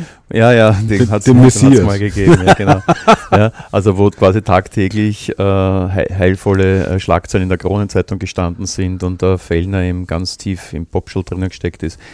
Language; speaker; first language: German; native; German